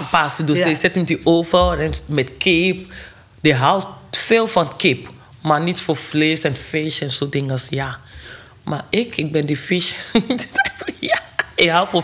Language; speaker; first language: Dutch; non-native, learner; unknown